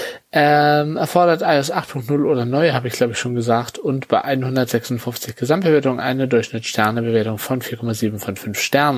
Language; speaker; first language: German; native; German